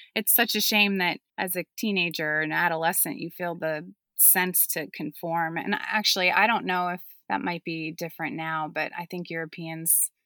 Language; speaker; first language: English; early bilingual, other home language; German